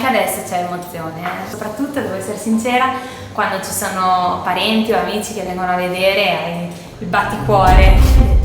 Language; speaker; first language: Italian; native; Italian